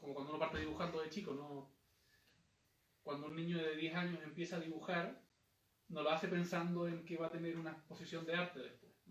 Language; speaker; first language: Spanish; native; Spanish